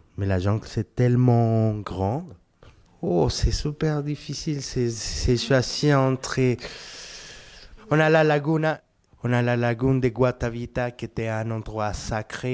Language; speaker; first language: French; non-native, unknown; Spanish